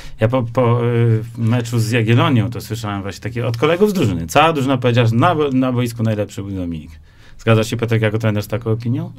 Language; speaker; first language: Polish; native; Polish